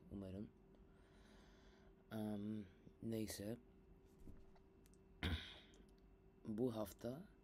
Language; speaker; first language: Turkish; non-native, learner; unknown